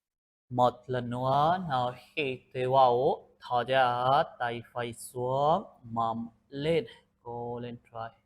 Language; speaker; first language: Vietnamese; non-native, learner; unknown